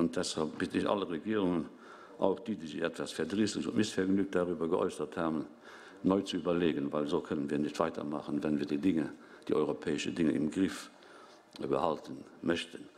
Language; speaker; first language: German; non-native, local second language; Luxembourgish